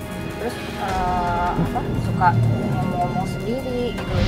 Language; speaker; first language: Indonesian; native; Indonesian